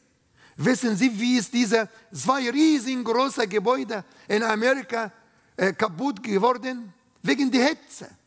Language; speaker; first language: German; non-native, learner; Arabic